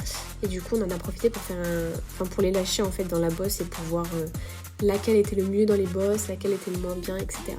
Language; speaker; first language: French; native; French